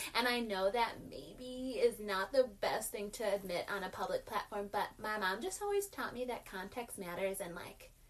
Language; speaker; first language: English; early bilingual, other home language; Yoruba